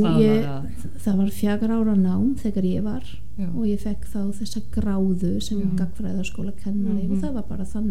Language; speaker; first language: Icelandic; non-native, fluent; German